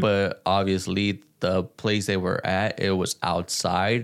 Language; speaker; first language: English; early bilingual, other home language; Spanish